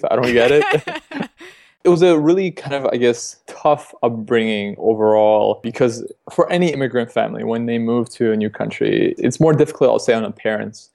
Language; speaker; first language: English; early bilingual, other home language; Russian